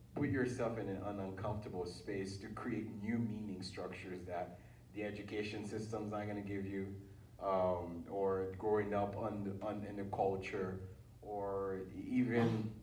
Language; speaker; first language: English; early bilingual, other home language; Haitian Creole